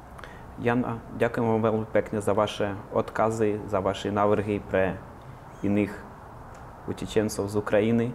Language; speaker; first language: Slovak; non-native, fluent; Ukrainian